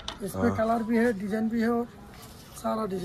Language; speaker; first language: Hindi; non-native, learner; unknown